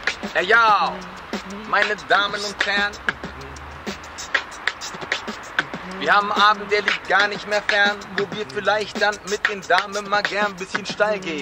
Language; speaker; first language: German; native; German